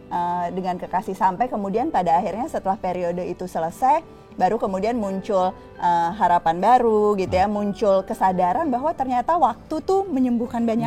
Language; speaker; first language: Indonesian; native; Indonesian